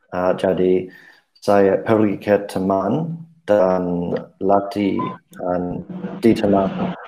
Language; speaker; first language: Indonesian; non-native, learner; English